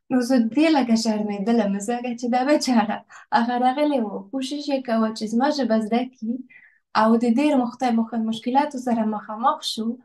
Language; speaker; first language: Pashto; non-native, fluent; French